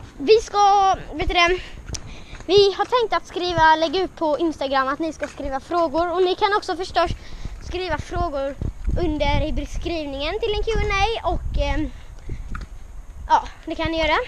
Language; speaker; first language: Swedish; native; Swedish